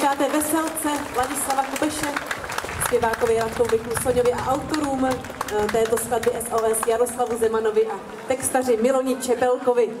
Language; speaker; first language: Czech; native; Czech